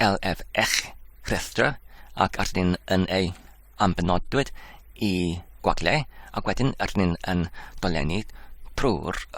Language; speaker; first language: Welsh; non-native, fluent; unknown